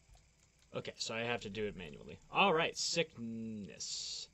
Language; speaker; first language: English; native; English